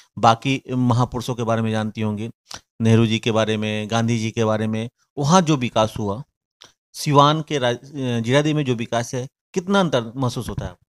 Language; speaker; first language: Hindi; native; Hindi